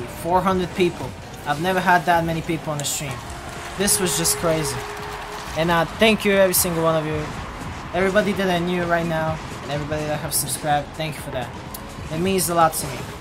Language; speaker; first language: English; non-native, fluent; Bulgarian